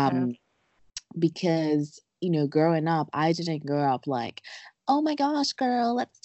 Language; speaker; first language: English; non-native, local second language; Akan